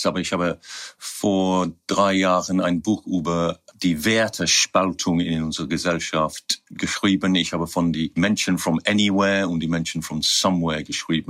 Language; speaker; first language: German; non-native, fluent; English